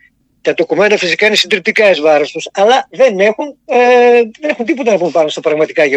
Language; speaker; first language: Greek; native; Greek